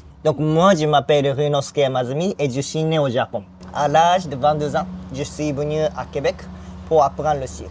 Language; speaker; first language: French; non-native, fluent; Japanese